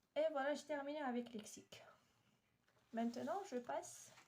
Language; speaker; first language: French; non-native, local second language; Arabic